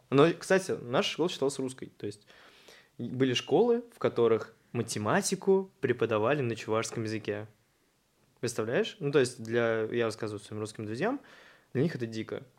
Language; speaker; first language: Russian; native; Russian